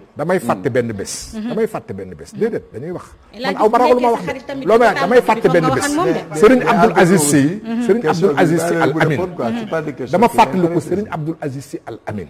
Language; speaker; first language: Wolof; non-native, local second language; Fula